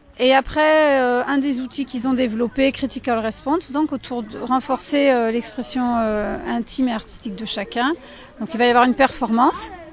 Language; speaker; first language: French; native; French